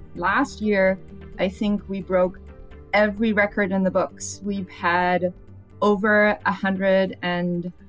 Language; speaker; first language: English; non-native, fluent; German